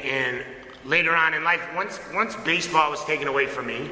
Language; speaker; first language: English; native; English